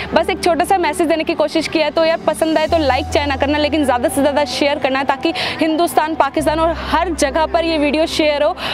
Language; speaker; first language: Hindi; native; Hindi